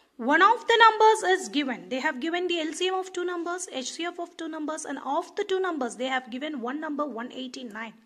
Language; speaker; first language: English; non-native, local second language; Tamil